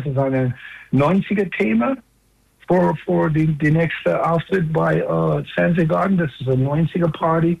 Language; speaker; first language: German; non-native, learner; English